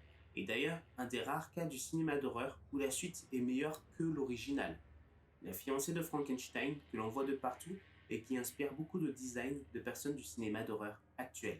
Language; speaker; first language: French; native; French